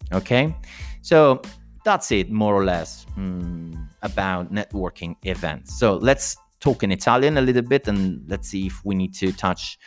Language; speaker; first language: English; non-native, fluent; Italian